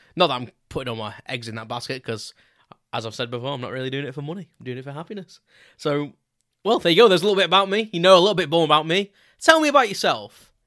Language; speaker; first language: English; native; English